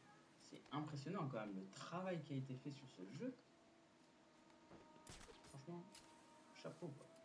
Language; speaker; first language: French; native; French